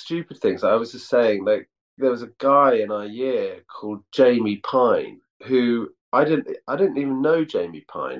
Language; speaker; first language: English; native; English